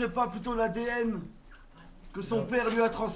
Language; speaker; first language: French; native; French